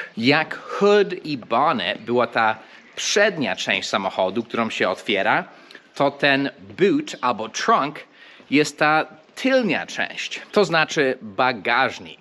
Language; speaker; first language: Polish; non-native, fluent; English